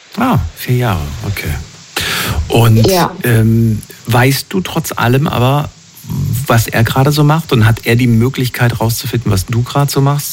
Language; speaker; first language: German; native; German